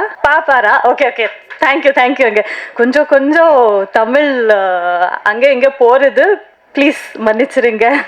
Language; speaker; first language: Tamil; non-native, learner; Hindi